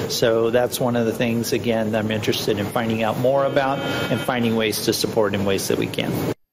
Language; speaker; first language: English; native; English